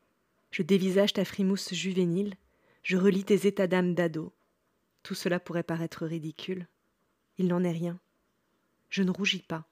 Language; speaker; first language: French; native; French